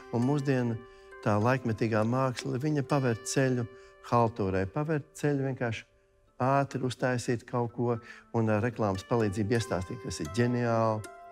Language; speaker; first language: Latvian; native; Latvian